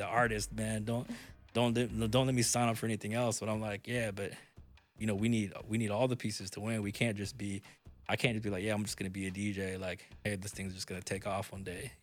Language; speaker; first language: English; native; English